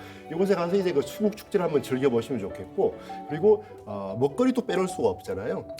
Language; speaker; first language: Korean; native; Korean